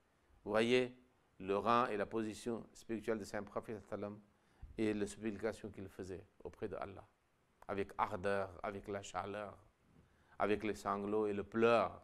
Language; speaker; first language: French; non-native, local second language; Wolof